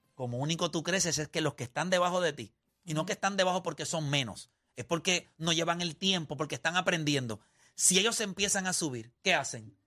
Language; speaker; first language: Spanish; native; Spanish